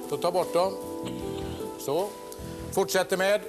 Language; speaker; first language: Swedish; native; Swedish